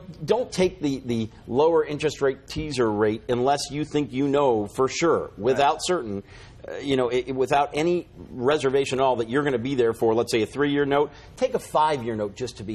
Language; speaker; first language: English; native; English